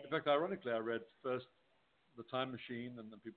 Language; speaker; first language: English; native; English